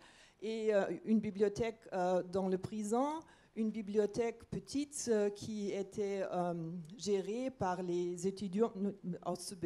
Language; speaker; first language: French; non-native, fluent; German